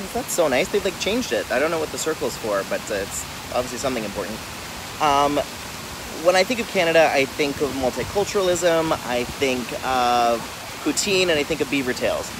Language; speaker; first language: English; native; English